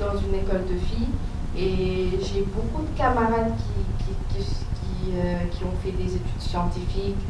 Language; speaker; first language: French; non-native, local second language; Wolof